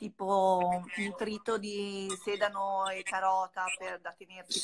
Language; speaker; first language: Italian; native; Italian